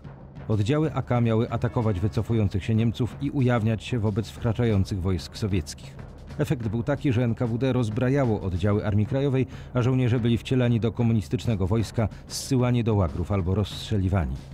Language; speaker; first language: Polish; native; Polish